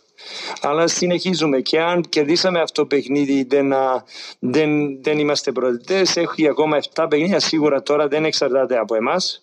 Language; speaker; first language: Greek; non-native, fluent; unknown